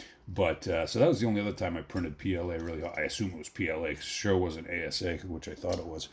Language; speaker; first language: English; native; English